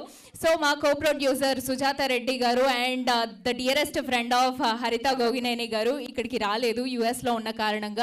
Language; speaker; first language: Telugu; native; Telugu